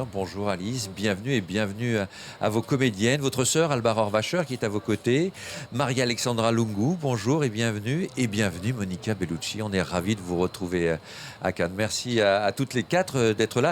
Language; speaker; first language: French; native; French